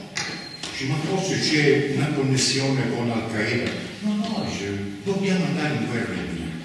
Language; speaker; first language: Italian; native; Italian